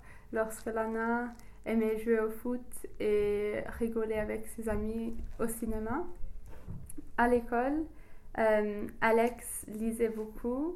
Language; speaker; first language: French; non-native, learner; English